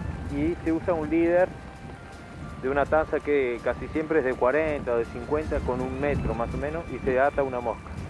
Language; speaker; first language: Spanish; native; Spanish